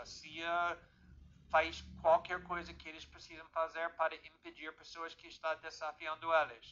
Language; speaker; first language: Portuguese; non-native, fluent; English